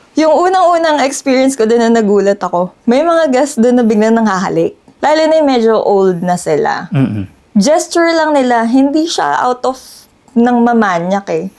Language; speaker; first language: Filipino; native; Filipino